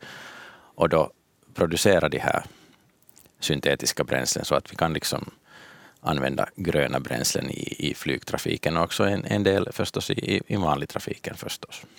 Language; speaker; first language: Swedish; native; Swedish